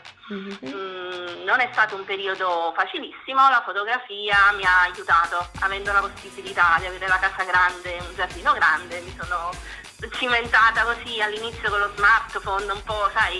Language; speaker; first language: Italian; native; Italian